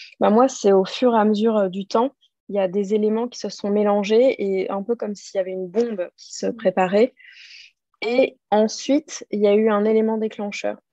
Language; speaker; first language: French; native; French